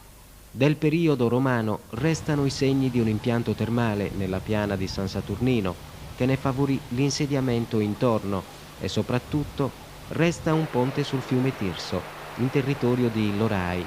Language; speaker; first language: Italian; native; Italian